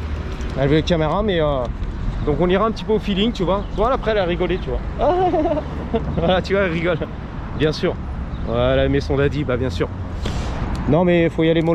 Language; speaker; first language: French; native; French